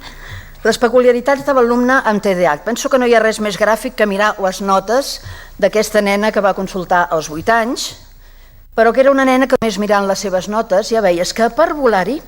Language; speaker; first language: Catalan; native; Catalan